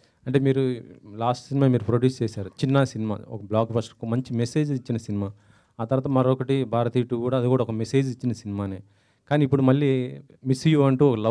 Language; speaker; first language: Telugu; native; Telugu